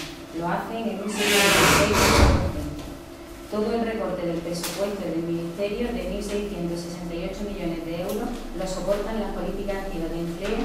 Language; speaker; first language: Spanish; native; Spanish